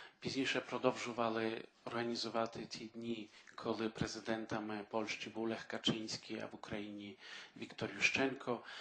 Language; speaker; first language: Polish; non-native, local second language; Ukrainian